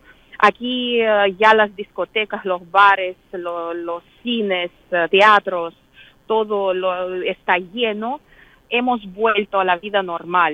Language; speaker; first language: Spanish; non-native, fluent; Russian